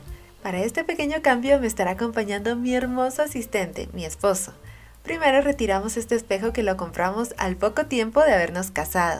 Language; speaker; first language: Spanish; native; Spanish